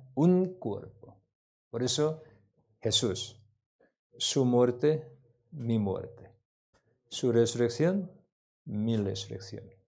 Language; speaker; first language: Spanish; non-native, learner; Korean